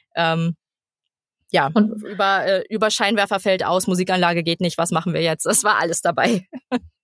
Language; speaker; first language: German; native; German